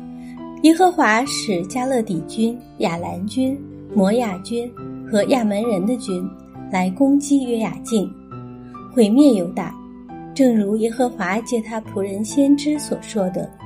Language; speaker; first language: Chinese; native; Chinese